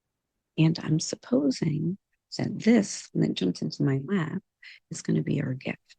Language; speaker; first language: English; native; English